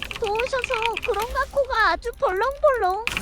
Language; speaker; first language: Korean; non-native, learner; Japanese